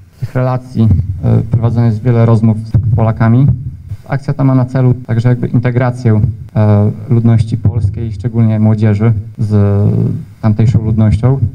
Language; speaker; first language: Polish; native; Polish